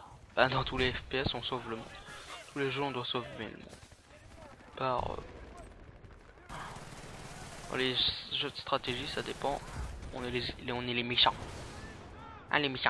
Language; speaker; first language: French; native; French